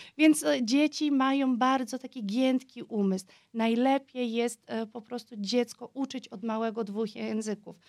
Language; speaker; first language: Polish; early bilingual, heritage; Polish